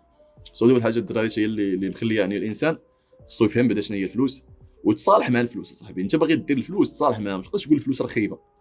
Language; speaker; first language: Arabic; native; Arabic